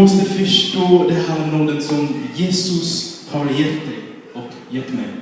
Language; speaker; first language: Swedish; non-native, fluent; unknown